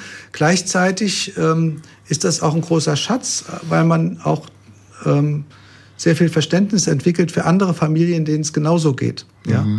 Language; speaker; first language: German; native; German